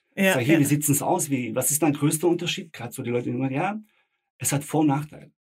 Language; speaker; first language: German; early bilingual, other home language; Bosnian